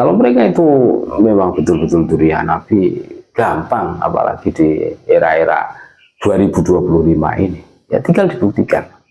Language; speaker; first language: Indonesian; native; Indonesian